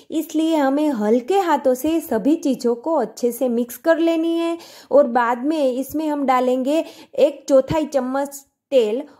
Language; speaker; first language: Hindi; non-native, local second language; Gujarati